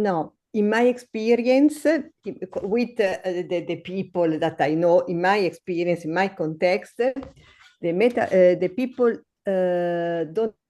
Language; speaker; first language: English; non-native, learner; Italian